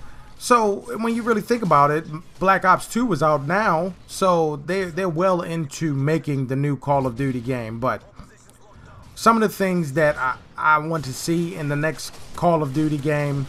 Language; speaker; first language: English; native; English